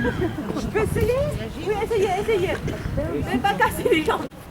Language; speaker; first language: French; non-native, learner; Chinese